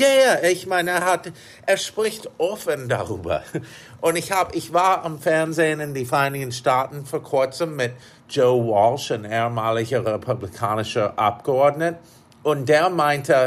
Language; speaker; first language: German; non-native, fluent; English